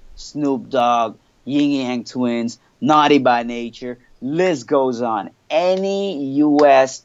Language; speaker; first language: English; non-native, fluent; French